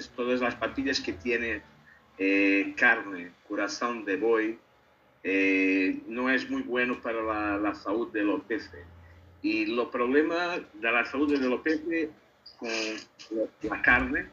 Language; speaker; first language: Spanish; non-native, learner; Portuguese